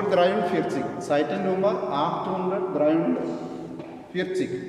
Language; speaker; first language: German; non-native, learner; Malayalam